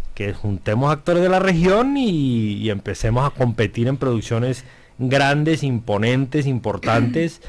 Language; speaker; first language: Spanish; native; Spanish